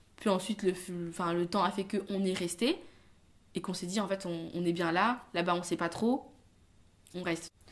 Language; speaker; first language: French; early bilingual, other home language; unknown